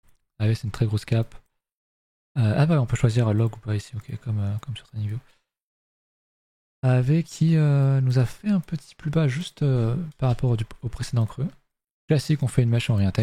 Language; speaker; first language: French; native; French